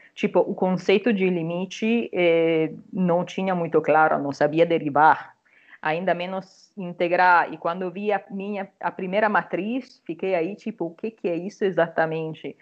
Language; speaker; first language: Portuguese; non-native, fluent; Italian